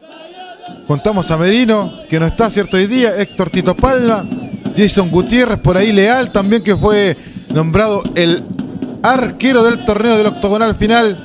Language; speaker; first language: Spanish; native; Spanish